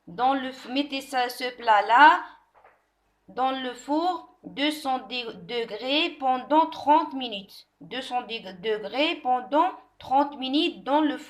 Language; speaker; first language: French; non-native, local second language; Arabic